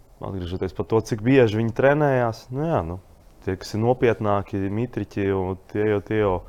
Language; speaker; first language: Latvian; native; Latvian